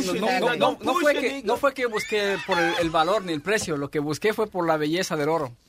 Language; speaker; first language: Spanish; native; Spanish